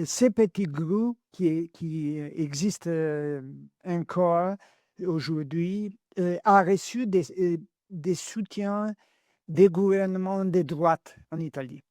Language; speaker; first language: French; non-native, learner; Italian